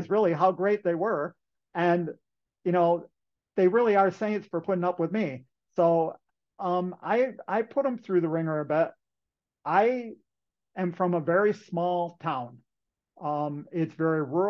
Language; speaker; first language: English; native; English